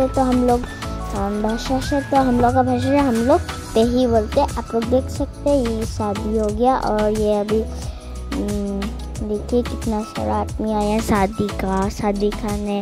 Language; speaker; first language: Hindi; non-native, local second language; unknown